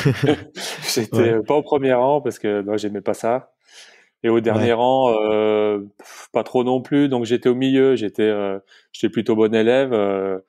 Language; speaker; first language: French; native; French